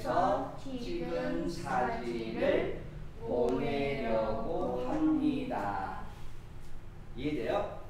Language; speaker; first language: Korean; non-native, fluent; Vietnamese